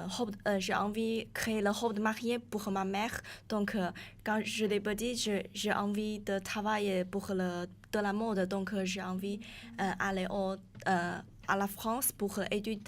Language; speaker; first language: French; non-native, learner; Chinese